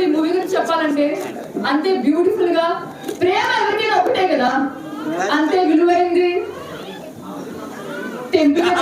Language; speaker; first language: Telugu; non-native, learner; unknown